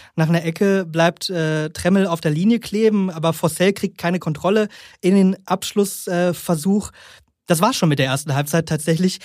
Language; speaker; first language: German; native; German